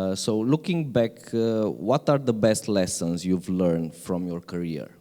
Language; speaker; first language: English; non-native, fluent; Romanian